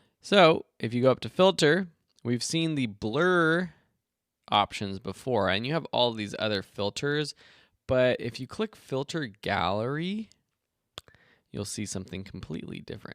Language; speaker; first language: English; native; English